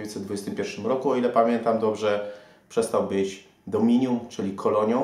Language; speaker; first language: Polish; native; Polish